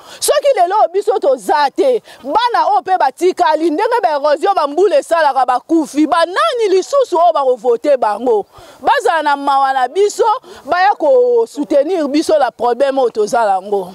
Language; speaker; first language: Lingala; native; Lingala